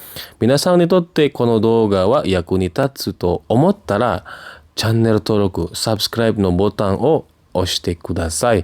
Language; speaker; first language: Japanese; non-native, fluent; Indonesian